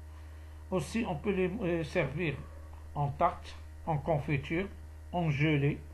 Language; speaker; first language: French; non-native, local second language; Arabic